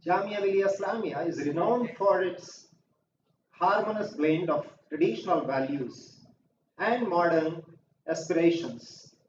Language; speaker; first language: English; non-native, local second language; Hindi